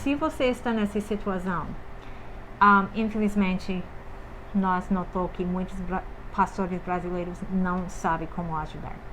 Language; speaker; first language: Portuguese; non-native, fluent; English